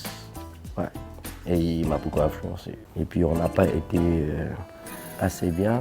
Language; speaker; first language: French; non-native, fluent; Cantonese